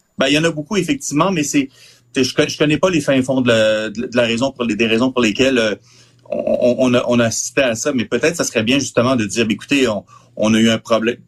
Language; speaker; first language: French; native; French